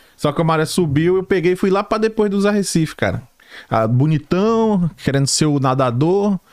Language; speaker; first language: Portuguese; native; Portuguese